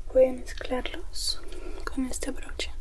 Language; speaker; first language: Spanish; non-native, learner; English